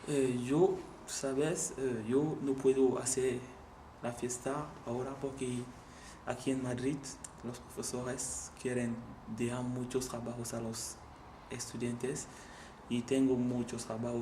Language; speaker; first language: Spanish; non-native, learner; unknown